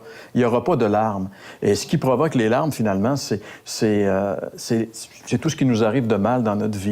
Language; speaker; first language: French; native; French